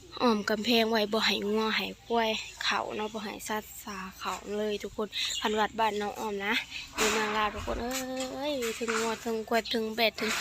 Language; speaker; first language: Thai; non-native, local second language; Lao